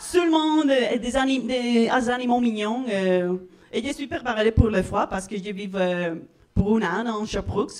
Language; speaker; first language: French; non-native, learner; Spanish